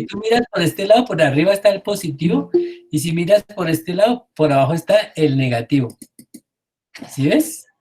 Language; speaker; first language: Spanish; native; Spanish